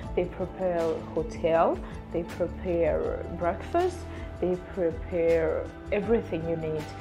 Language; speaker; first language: English; non-native, fluent; Swedish